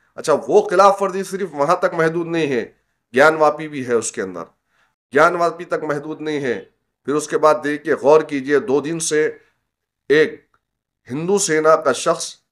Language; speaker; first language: Urdu; native; Urdu